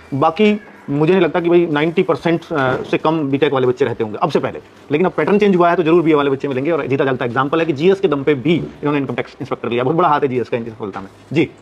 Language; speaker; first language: Hindi; native; Hindi